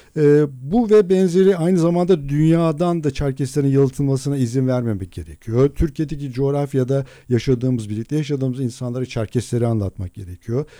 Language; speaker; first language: Turkish; non-native, local second language; Adyghe